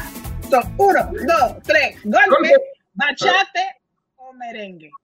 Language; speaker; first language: Spanish; early bilingual, heritage; English